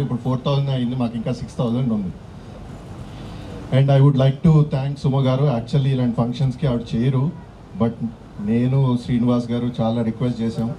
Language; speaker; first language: Telugu; native; Telugu